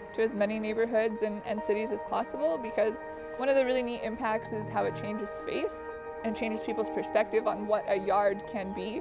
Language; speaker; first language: English; native; English